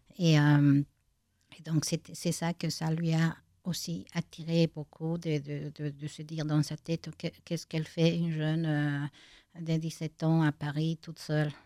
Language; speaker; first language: French; non-native, fluent; Spanish